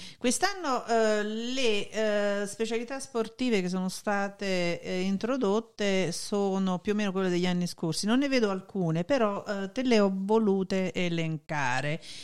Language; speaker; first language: Italian; native; Italian